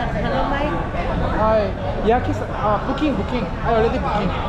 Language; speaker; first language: English; non-native, learner; Korean